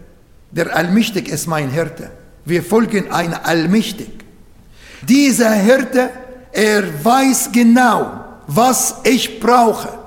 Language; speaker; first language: German; non-native, learner; Arabic